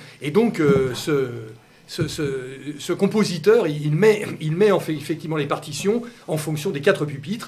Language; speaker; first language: French; native; French